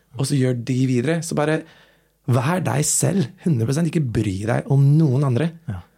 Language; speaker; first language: Norwegian; non-native, fluent; English